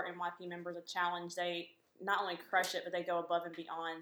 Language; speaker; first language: English; native; English